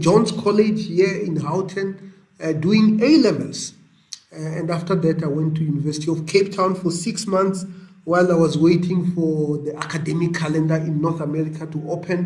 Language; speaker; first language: English; non-native, local second language; Venda